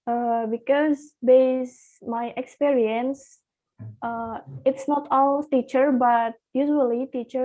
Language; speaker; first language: English; non-native, learner; Indonesian